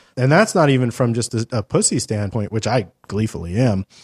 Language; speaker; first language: English; early bilingual, other home language; Spanish